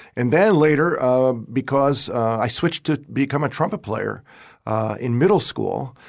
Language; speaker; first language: English; native; English